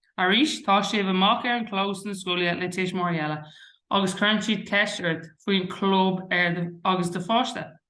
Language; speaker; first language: Irish; non-native, local second language; English